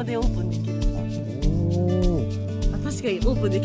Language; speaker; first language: Japanese; native; Japanese